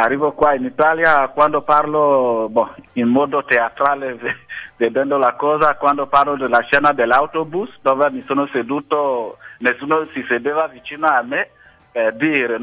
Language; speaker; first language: Italian; non-native, fluent; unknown